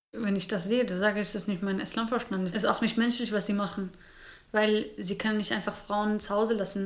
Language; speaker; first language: German; non-native, fluent; Persian